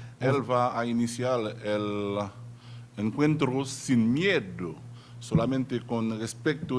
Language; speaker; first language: Spanish; non-native, learner; Haitian Creole